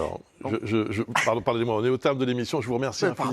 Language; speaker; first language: French; native; French